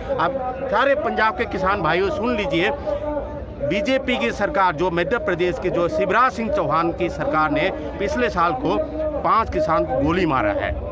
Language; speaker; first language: Hindi; non-native, local second language; Manipuri